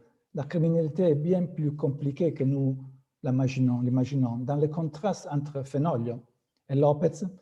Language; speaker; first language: French; non-native, fluent; Italian